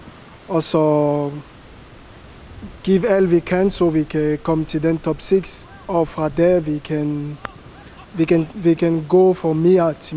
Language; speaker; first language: Danish; non-native, learner; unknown